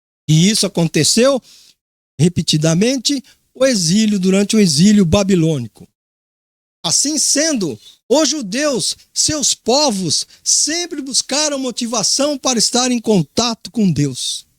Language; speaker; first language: Portuguese; native; Portuguese